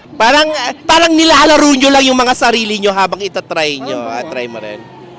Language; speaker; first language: Filipino; native; Filipino